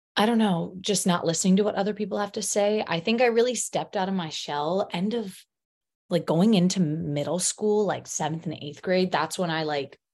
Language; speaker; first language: English; early bilingual, other home language; Polish